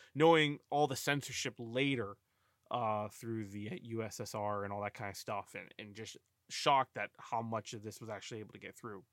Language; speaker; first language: English; early bilingual, other home language; Polish